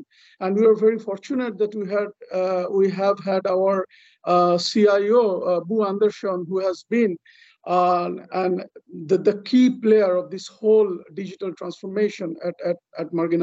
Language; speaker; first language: English; non-native, local second language; Bangla